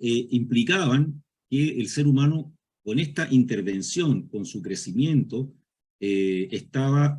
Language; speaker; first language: Spanish; native; Spanish